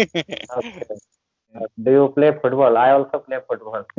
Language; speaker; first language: English; non-native, learner; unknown